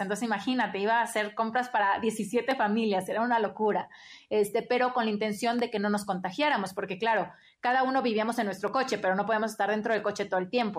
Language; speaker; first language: Spanish; native; Spanish